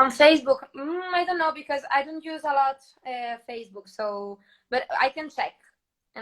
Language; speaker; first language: English; non-native, learner; Spanish